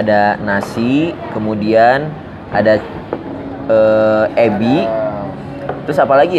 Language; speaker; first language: Indonesian; native; Indonesian